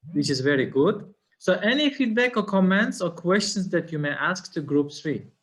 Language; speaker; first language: English; non-native, fluent; Uzbek